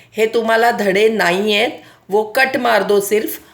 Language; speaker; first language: Hindi; non-native, local second language; Marathi